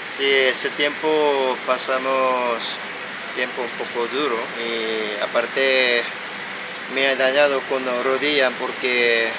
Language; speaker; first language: Spanish; non-native, fluent; Korean